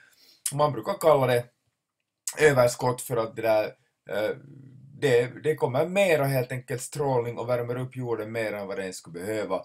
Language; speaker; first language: Swedish; native; Swedish